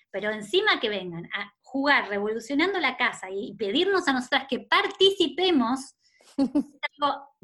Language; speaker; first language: Spanish; native; Spanish